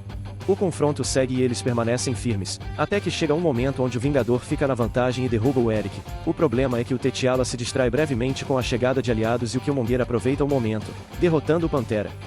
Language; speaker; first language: Portuguese; native; Portuguese